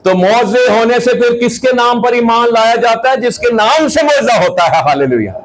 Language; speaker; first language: Urdu; non-native, local second language; Punjabi